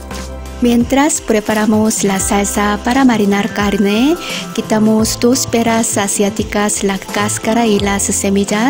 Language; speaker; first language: Spanish; non-native, learner; Korean